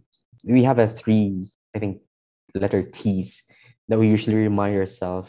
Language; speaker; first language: English; non-native, local second language; Hiligaynon